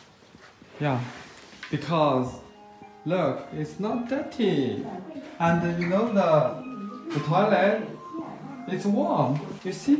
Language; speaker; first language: English; non-native, learner; Chinese